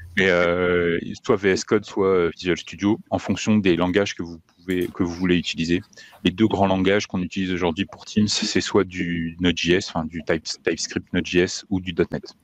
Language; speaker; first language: French; native; French